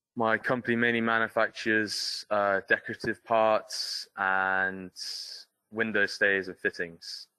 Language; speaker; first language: English; native; English